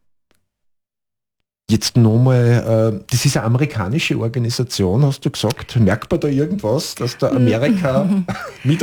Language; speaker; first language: German; native; German